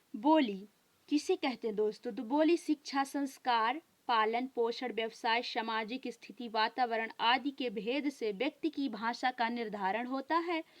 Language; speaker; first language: Hindi; native; Hindi